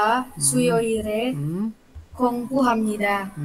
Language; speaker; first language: Korean; non-native, learner; Indonesian